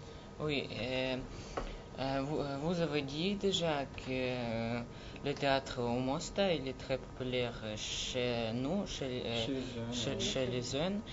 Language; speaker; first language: French; non-native, learner; Russian